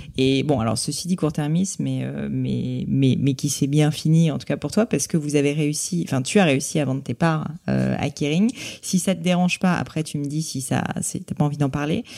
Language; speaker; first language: French; native; French